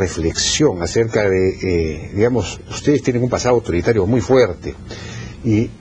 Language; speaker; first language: Spanish; native; Spanish